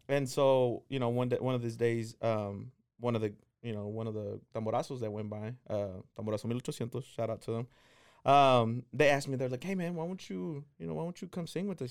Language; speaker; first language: English; non-native, fluent; Spanish